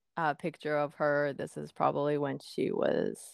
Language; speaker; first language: English; non-native, fluent; Japanese